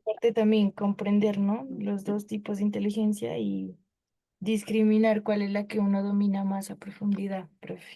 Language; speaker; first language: Spanish; native; Spanish